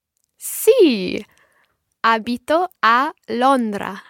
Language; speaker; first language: Italian; non-native, learner; English